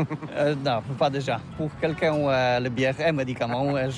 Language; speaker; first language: French; non-native, learner; Polish